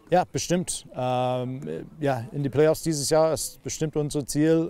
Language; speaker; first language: German; non-native, learner; English